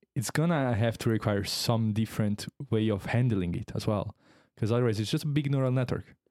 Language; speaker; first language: English; non-native, fluent; Italian